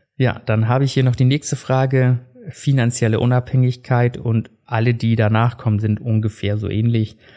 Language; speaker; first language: German; early bilingual, other home language; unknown